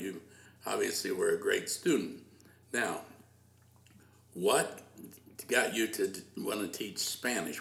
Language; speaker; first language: English; native; English